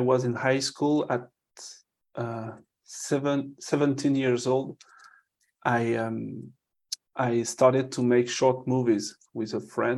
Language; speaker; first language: English; non-native, fluent; French